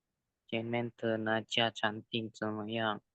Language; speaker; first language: Chinese; non-native, learner; Indonesian